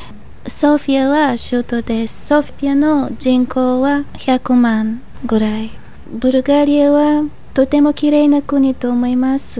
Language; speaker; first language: Japanese; non-native, fluent; Bulgarian